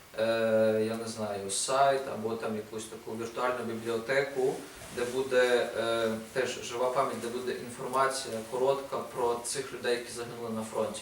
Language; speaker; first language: Ukrainian; native; Ukrainian